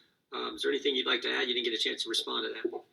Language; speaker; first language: English; native; English